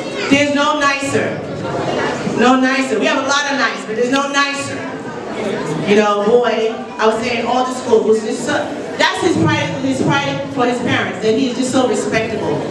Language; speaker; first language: English; native; English